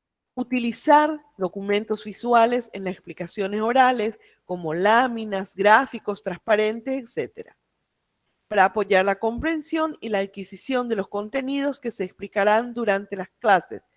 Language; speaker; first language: Spanish; native; Spanish